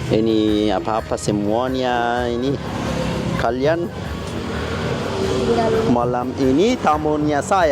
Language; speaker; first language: Indonesian; non-native, learner; Persian